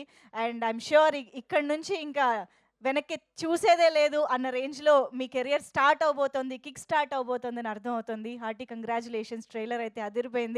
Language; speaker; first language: Telugu; native; Telugu